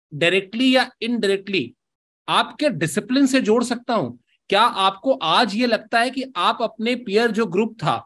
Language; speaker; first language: Hindi; native; Hindi